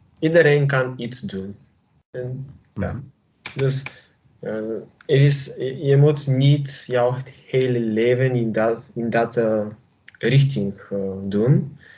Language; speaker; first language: Dutch; non-native, learner; Bulgarian